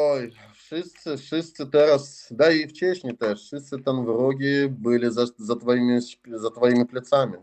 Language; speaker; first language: Polish; non-native, learner; Russian